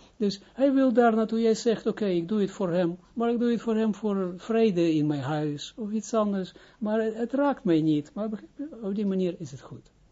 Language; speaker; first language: Dutch; non-native, fluent; Hebrew